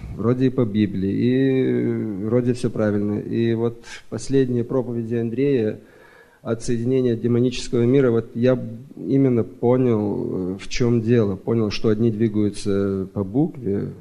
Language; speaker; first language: Russian; non-native, fluent; Lithuanian